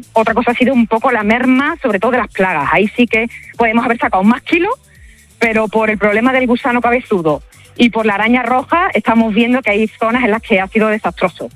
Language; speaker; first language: Spanish; native; Spanish